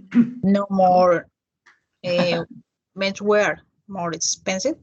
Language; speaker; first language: English; non-native, learner; Spanish